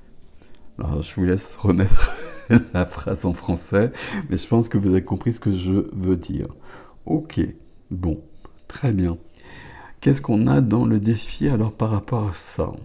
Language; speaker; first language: French; native; French